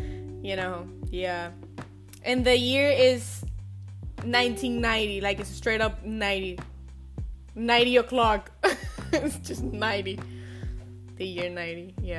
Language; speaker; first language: English; non-native, fluent; Spanish